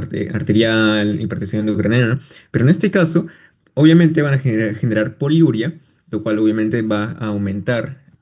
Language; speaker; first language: Spanish; native; Spanish